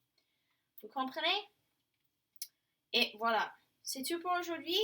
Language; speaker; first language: French; non-native, fluent; English